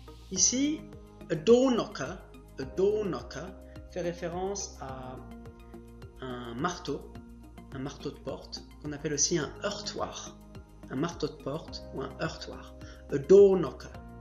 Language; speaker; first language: French; native; French